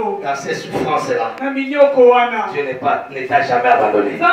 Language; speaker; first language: French; non-native, local second language; Lingala